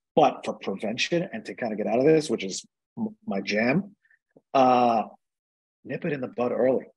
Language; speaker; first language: English; native; English